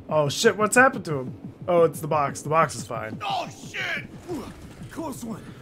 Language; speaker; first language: English; native; English